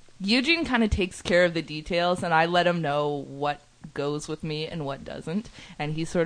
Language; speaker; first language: English; native; English